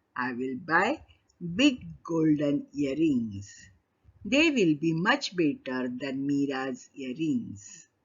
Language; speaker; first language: English; non-native, local second language; Marathi